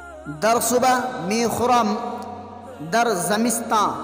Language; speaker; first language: Persian; non-native, learner; Urdu